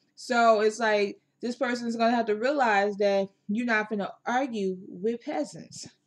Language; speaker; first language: English; native; English